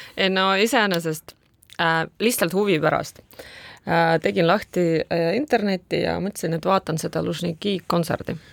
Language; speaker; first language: Estonian; non-native, local second language; Russian